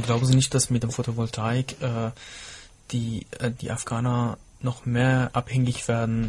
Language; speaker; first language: German; non-native, fluent; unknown